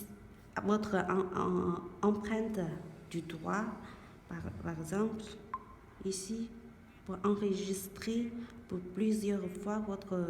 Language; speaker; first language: French; non-native, learner; Chinese